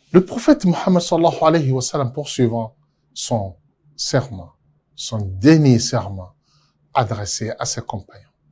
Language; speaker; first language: French; non-native, local second language; Yoruba